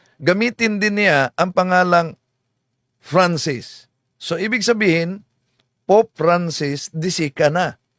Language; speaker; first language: Filipino; non-native, local second language; Cebuano